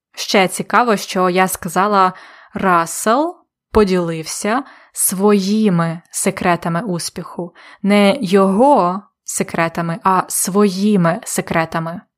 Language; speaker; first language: Ukrainian; native; Ukrainian